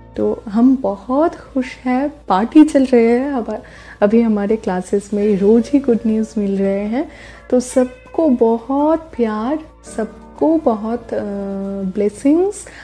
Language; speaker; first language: Hindi; non-native, local second language; Bangla